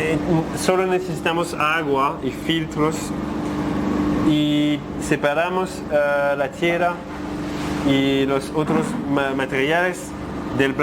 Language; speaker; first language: Spanish; non-native, learner; French